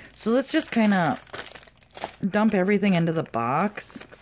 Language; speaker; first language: English; native; English